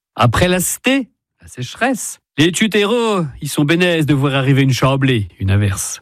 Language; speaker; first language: French; native; French